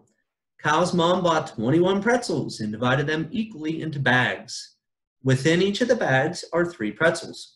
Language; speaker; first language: English; native; English